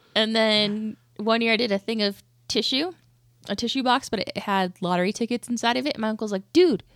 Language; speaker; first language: English; native; English